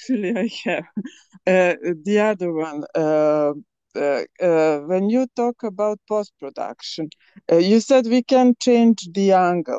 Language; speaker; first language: English; non-native, learner; Serbian